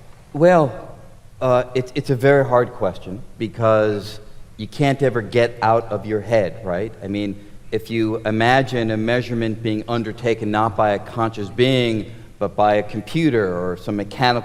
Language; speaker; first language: English; native; English